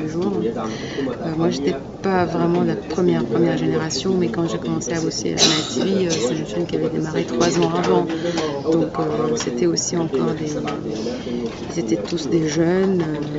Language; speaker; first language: French; non-native, fluent; Arabic